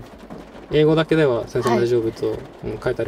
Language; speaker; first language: Japanese; non-native, fluent; Norwegian